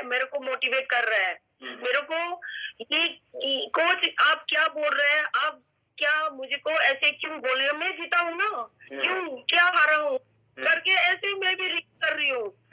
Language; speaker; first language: Hindi; non-native, local second language; Manipuri